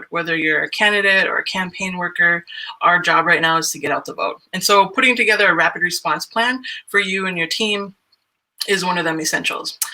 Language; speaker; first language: English; native; English